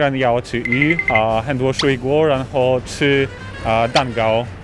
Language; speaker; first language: Chinese; non-native, fluent; Polish